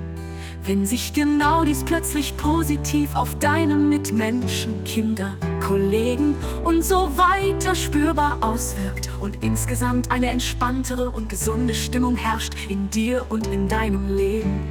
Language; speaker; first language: German; native; German